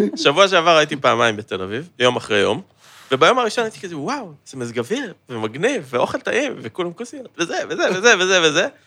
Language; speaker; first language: Hebrew; native; Hebrew